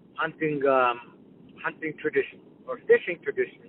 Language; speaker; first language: English; non-native, fluent; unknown